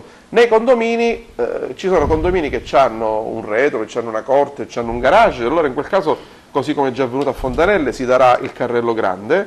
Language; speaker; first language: Italian; native; Italian